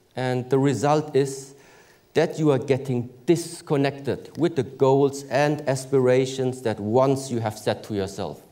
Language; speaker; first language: English; early bilingual, other home language; German